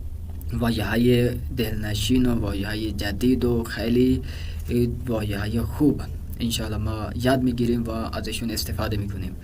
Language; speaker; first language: Persian; non-native, fluent; Urdu